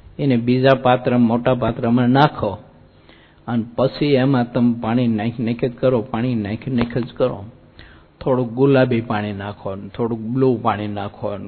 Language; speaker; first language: Gujarati; native; Gujarati